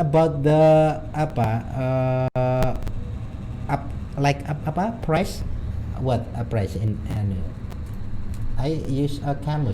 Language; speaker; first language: English; non-native, learner; Indonesian